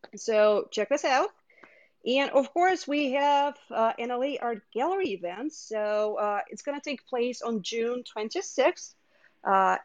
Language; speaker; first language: English; non-native, fluent; Russian